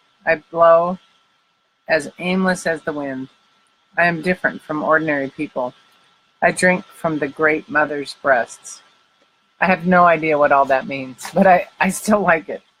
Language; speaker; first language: English; native; English